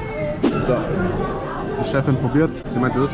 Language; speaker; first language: German; native; German